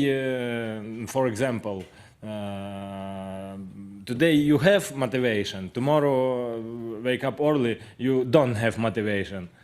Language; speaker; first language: English; non-native, learner; Ukrainian